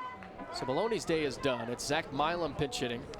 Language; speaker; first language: English; native; English